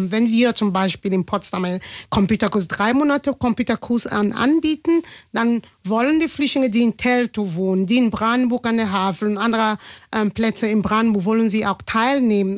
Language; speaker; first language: German; non-native, fluent; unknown